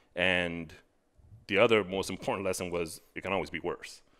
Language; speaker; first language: English; native; English